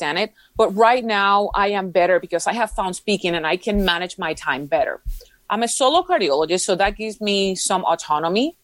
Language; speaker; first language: English; non-native, fluent; Spanish